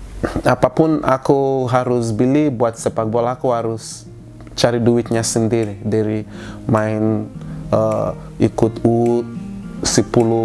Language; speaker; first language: Indonesian; non-native, fluent; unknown